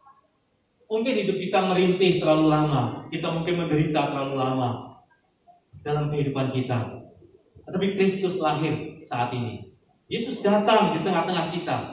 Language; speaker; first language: Indonesian; native; Indonesian